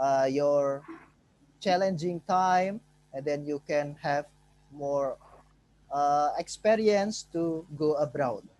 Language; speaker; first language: English; non-native, fluent; Indonesian